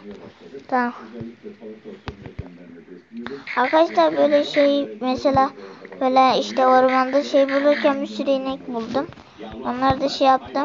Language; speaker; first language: Turkish; native; Turkish